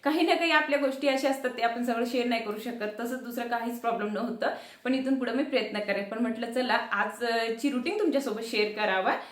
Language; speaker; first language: Marathi; non-native, local second language; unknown